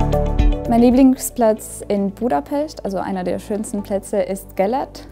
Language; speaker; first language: German; non-native, local second language; Hungarian